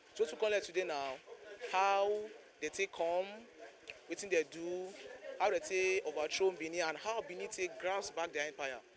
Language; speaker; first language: Nigerian Pidgin; non-native, local second language; Bini